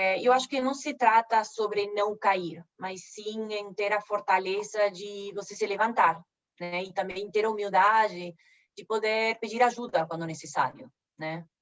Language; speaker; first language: Portuguese; non-native, fluent; Spanish